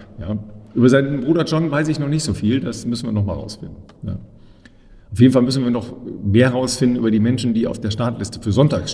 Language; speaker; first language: German; native; German